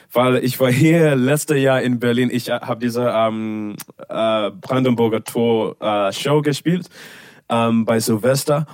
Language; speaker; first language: German; non-native, learner; English